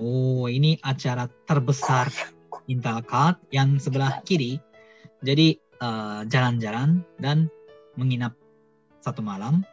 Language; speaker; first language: Indonesian; non-native, fluent; Japanese